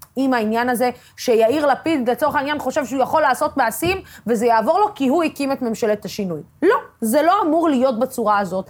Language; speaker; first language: Hebrew; non-native, local second language; Arabic